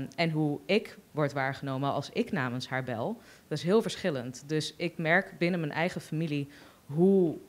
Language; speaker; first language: Dutch; early bilingual, other home language; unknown